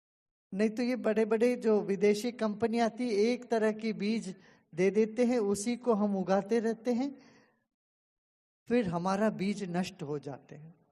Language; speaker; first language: Hindi; non-native, local second language; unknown